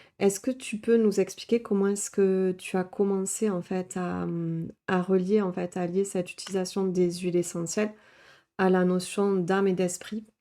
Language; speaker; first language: French; native; French